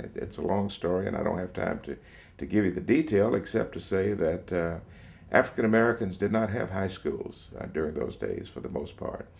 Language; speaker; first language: English; native; English